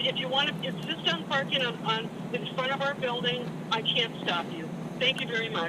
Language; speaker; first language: English; native; English